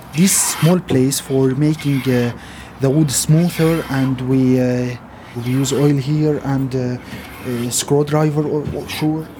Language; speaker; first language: English; non-native, fluent; Arabic